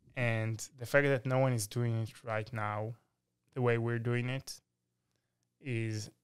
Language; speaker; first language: English; non-native, fluent; Hebrew